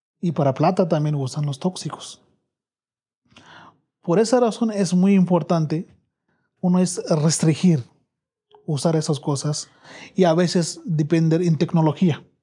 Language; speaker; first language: Spanish; non-native, learner; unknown